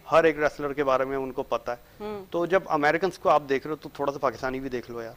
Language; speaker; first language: Urdu; native; Urdu